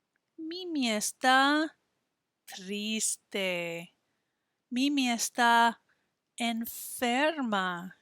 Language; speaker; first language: Spanish; non-native, fluent; English